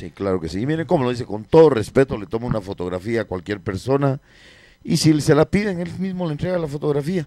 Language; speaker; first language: Spanish; native; Spanish